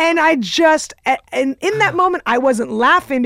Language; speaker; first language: English; early bilingual, other home language; Russian